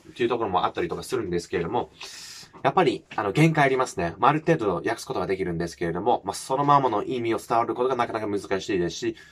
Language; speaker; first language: Japanese; non-native, fluent; English